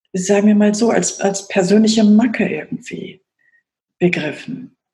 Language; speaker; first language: German; native; German